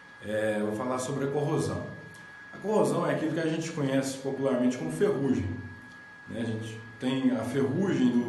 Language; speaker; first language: Portuguese; native; Portuguese